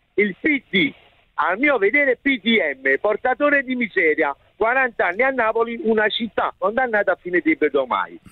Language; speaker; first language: Italian; native; Italian